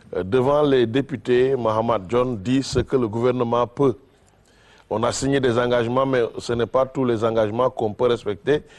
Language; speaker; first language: French; non-native, local second language; Wolof